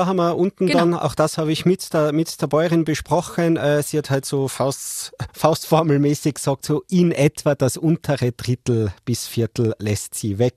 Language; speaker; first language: German; native; German